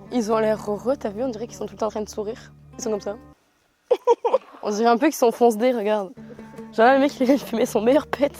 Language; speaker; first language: French; native; French